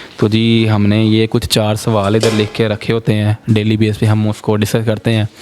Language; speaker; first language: Urdu; non-native, local second language; Punjabi